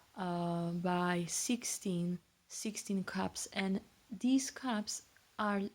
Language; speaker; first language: English; non-native, fluent; Slovak